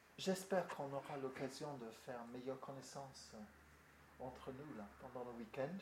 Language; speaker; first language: French; non-native, fluent; English